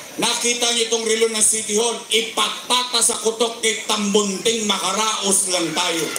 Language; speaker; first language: Filipino; native; Filipino